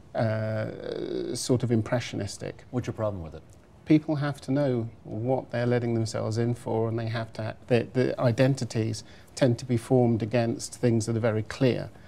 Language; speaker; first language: English; native; English